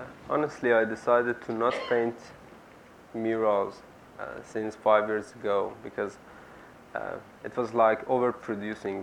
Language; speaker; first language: English; non-native, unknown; Persian